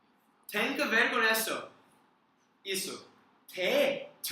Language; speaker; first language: Portuguese; non-native, learner; English